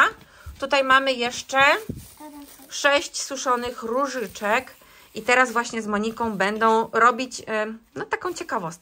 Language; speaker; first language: Polish; native; Polish